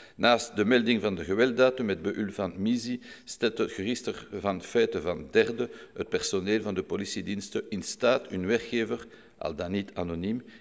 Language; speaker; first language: Dutch; non-native, local second language; French